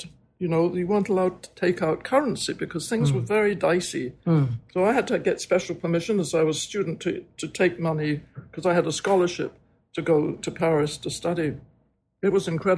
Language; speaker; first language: English; native; English